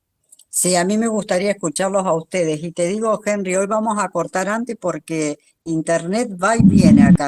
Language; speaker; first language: Spanish; native; Spanish